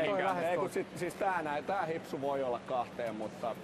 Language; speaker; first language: Finnish; native; Finnish